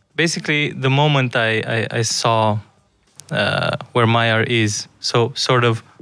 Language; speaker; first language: English; non-native, fluent; Romanian